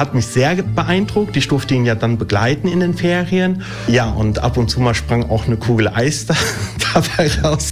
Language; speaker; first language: German; early bilingual, other home language; Italian